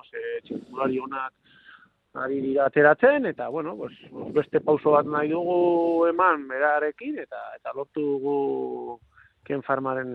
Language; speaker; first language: Basque; non-native, local second language; Spanish